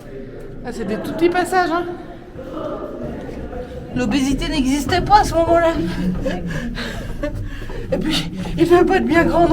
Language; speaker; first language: French; native; French